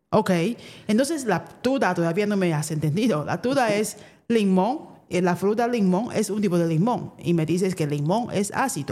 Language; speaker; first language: Spanish; non-native, fluent; Chinese